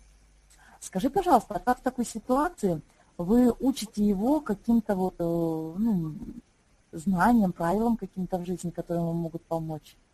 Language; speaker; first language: Russian; native; Russian